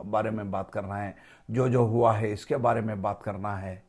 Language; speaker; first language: Hindi; non-native, local second language; Kannada